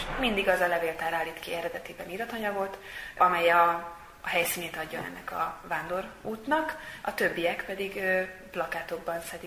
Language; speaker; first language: Hungarian; native; Hungarian